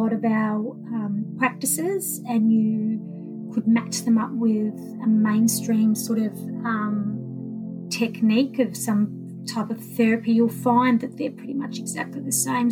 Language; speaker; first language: English; native; English